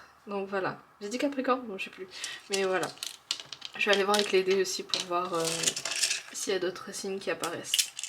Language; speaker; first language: French; native; French